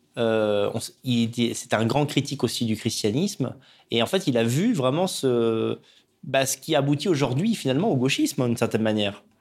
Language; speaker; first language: French; native; French